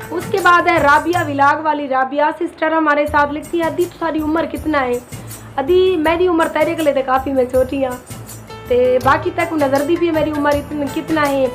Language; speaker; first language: Urdu; native; Urdu